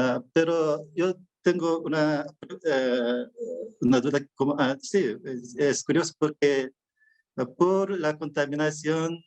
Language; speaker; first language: Spanish; non-native, fluent; Korean